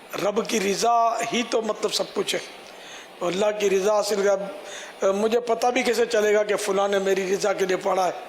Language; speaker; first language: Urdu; non-native, local second language; Memoni